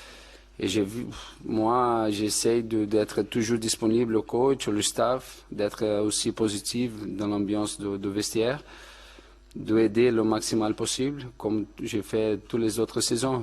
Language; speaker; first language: French; non-native, fluent; Portuguese